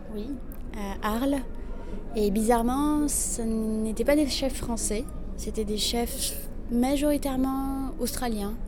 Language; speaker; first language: French; non-native, local second language; Arabic